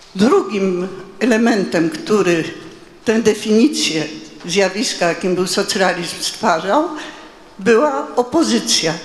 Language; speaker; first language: Polish; native; Polish